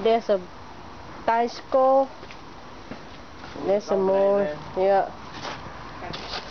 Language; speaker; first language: Dutch; non-native, learner; Thai